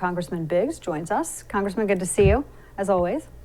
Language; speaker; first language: English; native; English